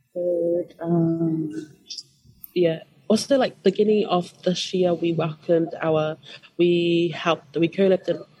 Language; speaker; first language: English; non-native, fluent; Tongan